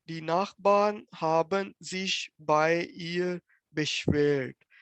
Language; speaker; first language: German; non-native, fluent; Urdu